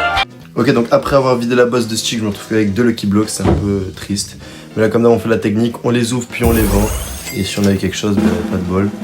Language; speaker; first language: French; native; French